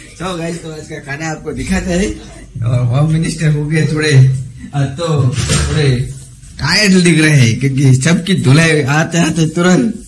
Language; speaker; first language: Hindi; non-native, local second language; Gujarati